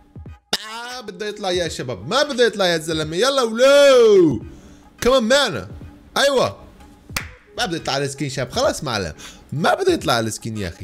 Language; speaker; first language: Arabic; native; Arabic